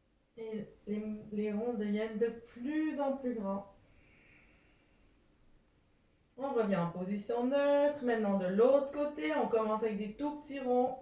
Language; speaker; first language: French; native; French